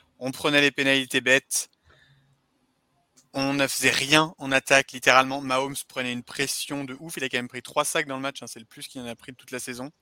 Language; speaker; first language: French; native; French